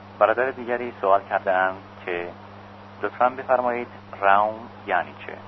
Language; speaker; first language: Persian; native; Persian